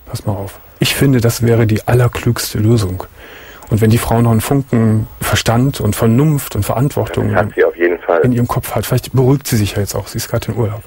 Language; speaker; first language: German; native; German